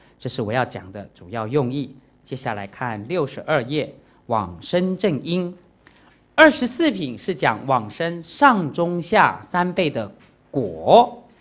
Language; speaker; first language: Chinese; native; Chinese